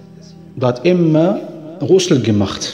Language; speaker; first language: German; non-native, fluent; Arabic